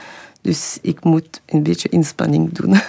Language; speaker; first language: Dutch; non-native, local second language; French